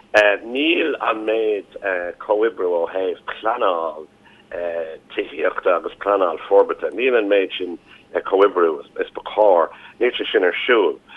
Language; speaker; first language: Irish; non-native, local second language; English